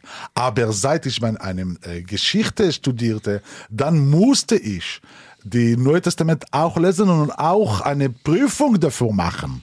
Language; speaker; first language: German; non-native, learner; Hebrew